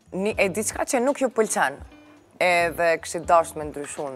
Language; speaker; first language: Albanian; native; Albanian